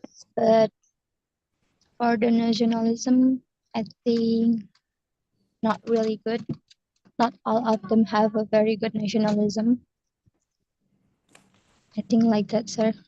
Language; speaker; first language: English; non-native, learner; Indonesian